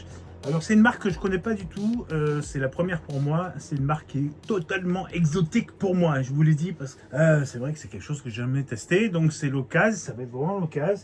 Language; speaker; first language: French; native; French